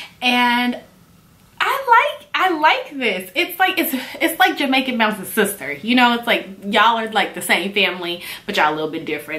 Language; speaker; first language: English; native; English